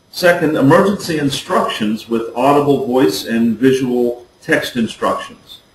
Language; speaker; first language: English; native; English